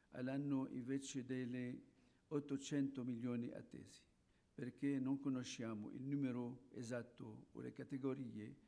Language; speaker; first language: Italian; non-native, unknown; Arabic